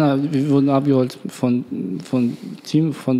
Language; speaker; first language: German; non-native, learner; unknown